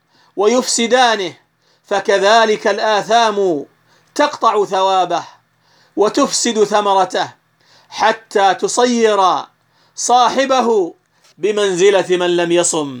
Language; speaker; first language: Arabic; native; Arabic